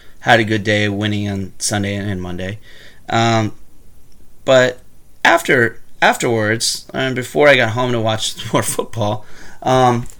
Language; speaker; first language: English; native; English